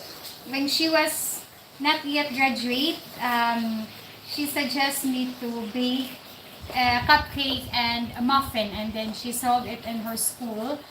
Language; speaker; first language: English; non-native, local second language; Cebuano